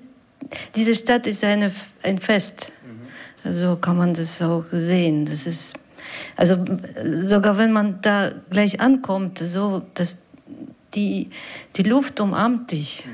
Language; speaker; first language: German; non-native, fluent; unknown